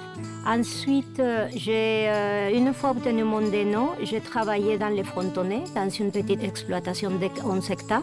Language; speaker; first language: French; non-native, fluent; Spanish